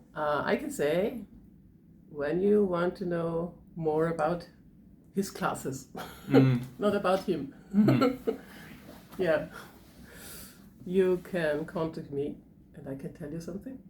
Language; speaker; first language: English; non-native, fluent; German